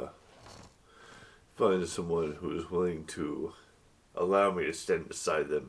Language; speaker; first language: English; native; English